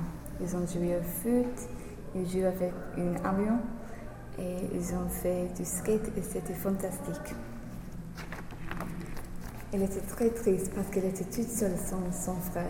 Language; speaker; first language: French; non-native, learner; English